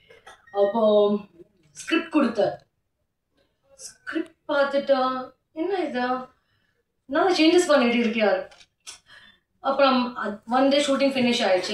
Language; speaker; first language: Tamil; non-native, learner; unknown